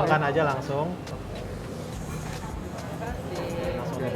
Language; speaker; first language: Indonesian; native; Indonesian